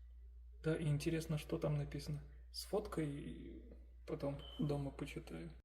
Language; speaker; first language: Russian; non-native, fluent; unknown